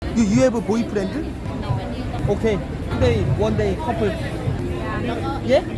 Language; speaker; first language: English; non-native, learner; Korean